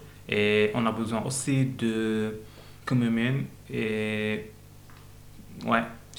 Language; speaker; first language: French; non-native, local second language; Arabic